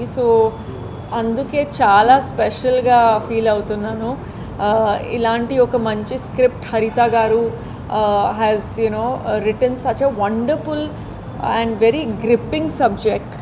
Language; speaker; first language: Telugu; non-native, fluent; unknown